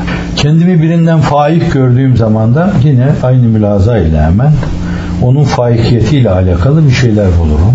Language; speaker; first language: Turkish; native; Turkish